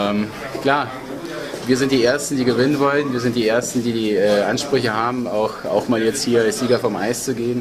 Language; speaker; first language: German; native; German